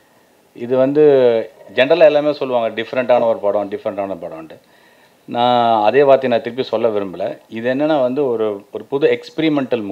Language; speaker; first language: Tamil; native; Tamil